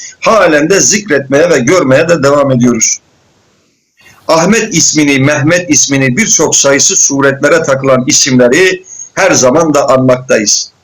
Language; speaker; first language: Turkish; native; Turkish